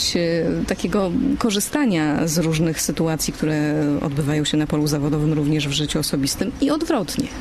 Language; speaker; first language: Polish; native; Polish